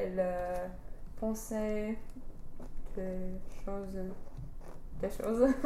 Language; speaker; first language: French; non-native, learner; English